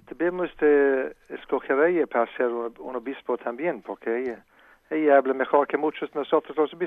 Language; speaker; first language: Spanish; non-native, fluent; English